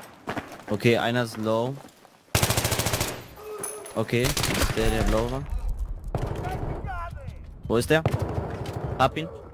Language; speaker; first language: German; native; German